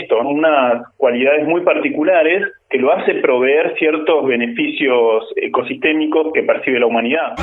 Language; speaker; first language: Spanish; native; Spanish